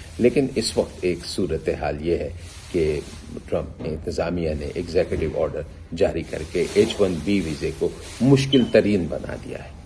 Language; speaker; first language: Urdu; native; Urdu